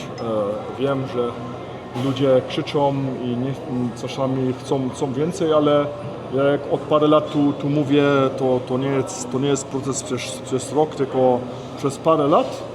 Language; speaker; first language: Polish; early bilingual, heritage; Polish